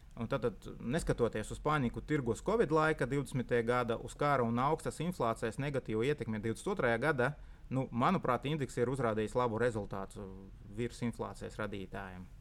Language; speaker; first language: Latvian; non-native, local second language; Russian